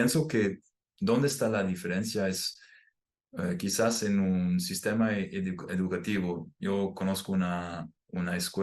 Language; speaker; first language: Spanish; non-native, fluent; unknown